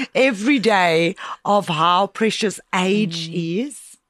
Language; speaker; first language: English; non-native, local second language; Afrikaans